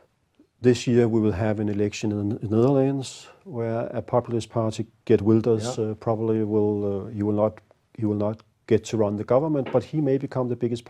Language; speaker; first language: English; non-native, fluent; Danish